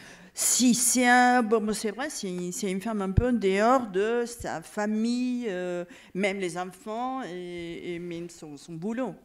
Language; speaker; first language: French; non-native, fluent; Catalan